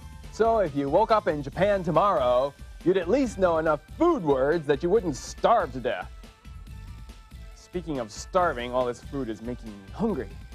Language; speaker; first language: English; native; English